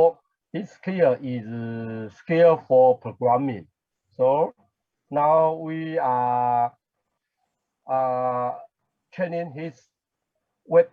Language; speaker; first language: English; non-native, learner; Chinese